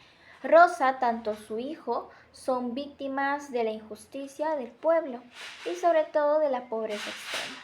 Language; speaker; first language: Spanish; native; Spanish